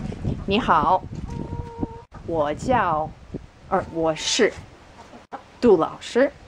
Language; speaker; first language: Chinese; non-native, fluent; English